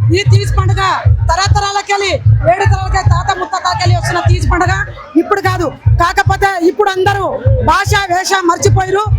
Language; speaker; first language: Telugu; non-native, local second language; Lambadi